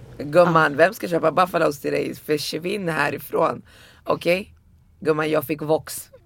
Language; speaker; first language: Swedish; early bilingual, other home language; Arabic